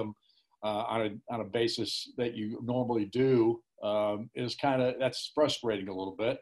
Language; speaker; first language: English; native; English